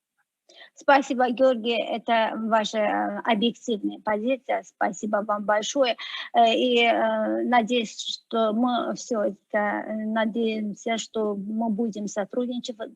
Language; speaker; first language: Russian; non-native, fluent; Azerbaijani